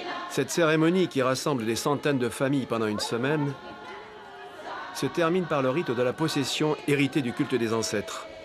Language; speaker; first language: French; native; French